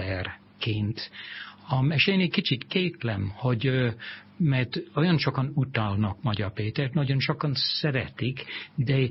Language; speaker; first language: Hungarian; non-native, fluent; English